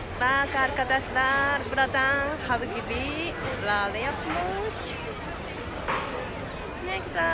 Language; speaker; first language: Turkish; non-native, learner; Japanese